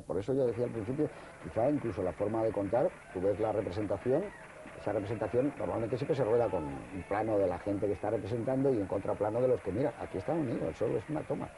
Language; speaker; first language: Spanish; native; Spanish